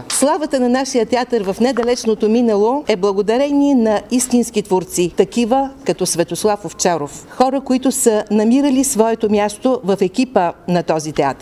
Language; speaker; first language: Bulgarian; native; Bulgarian